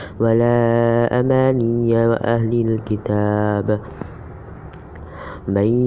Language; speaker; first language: Arabic; non-native, learner; Indonesian